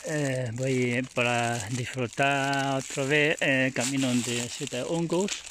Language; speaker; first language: Spanish; non-native, learner; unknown